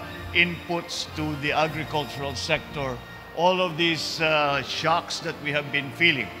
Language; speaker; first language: English; non-native, local second language; Filipino